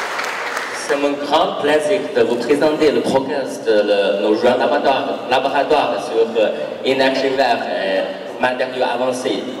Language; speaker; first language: French; non-native, learner; Chinese